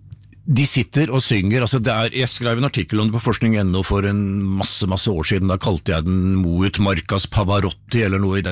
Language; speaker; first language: Norwegian; native; Norwegian